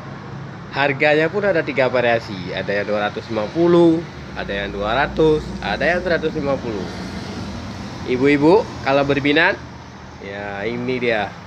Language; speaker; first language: Indonesian; native; Indonesian